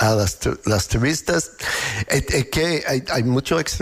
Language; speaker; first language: Spanish; non-native, learner; English